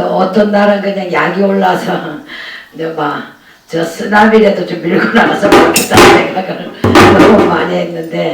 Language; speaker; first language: Korean; native; Korean